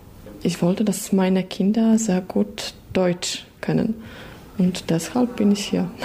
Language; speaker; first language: German; non-native, fluent; Polish